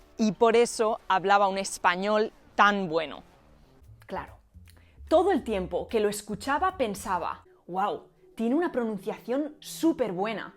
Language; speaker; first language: Spanish; native; Spanish